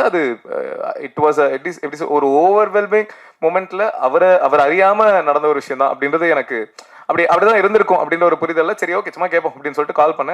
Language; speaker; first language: Tamil; native; Tamil